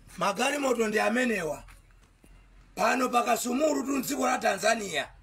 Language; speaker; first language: Nyanja; non-native, local second language; Tumbuka